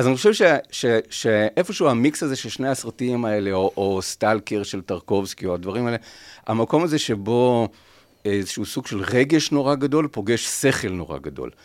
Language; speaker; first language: Hebrew; native; Hebrew